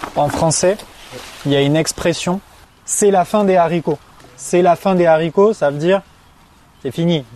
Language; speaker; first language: French; native; French